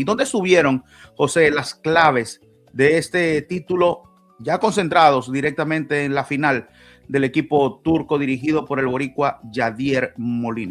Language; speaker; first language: Spanish; native; Spanish